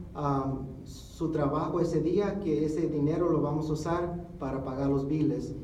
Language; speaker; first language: Spanish; early bilingual, heritage; Spanish